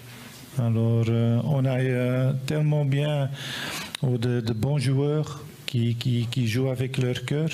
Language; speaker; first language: French; non-native, fluent; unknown